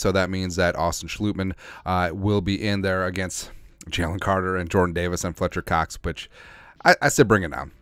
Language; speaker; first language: English; native; English